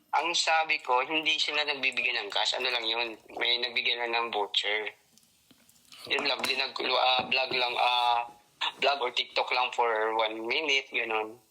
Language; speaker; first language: Filipino; non-native, local second language; Hiligaynon